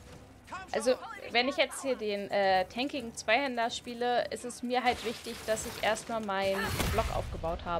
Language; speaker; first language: German; native; German